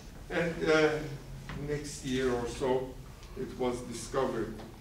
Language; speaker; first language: English; non-native, fluent; Turkish